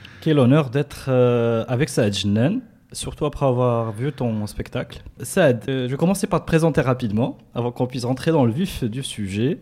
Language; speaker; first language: French; non-native, local second language; Arabic